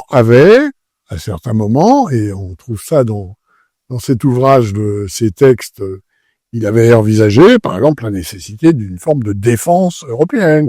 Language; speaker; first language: French; native; French